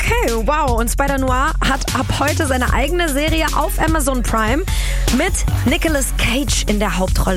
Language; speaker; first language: German; native; German